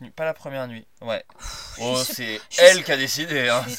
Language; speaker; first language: French; native; French